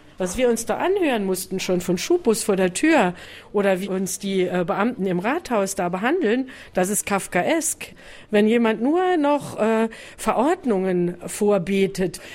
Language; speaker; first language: German; native; German